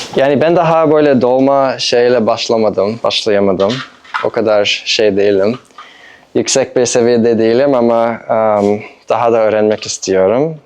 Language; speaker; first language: Turkish; non-native, fluent; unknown